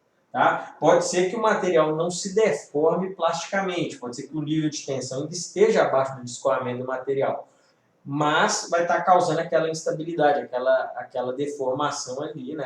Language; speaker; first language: Portuguese; native; Portuguese